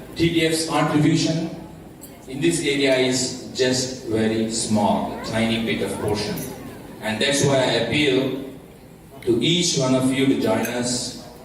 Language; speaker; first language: English; non-native, local second language; Telugu